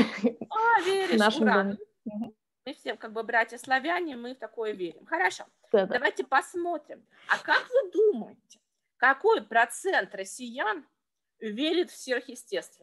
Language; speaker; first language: Russian; native; Russian